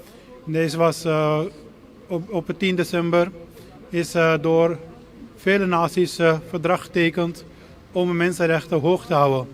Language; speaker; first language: Dutch; non-native, fluent; Punjabi